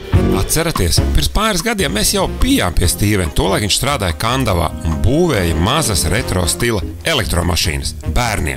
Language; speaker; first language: Latvian; native; Latvian